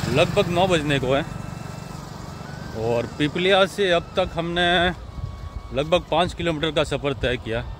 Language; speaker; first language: Hindi; non-native, local second language; Gujarati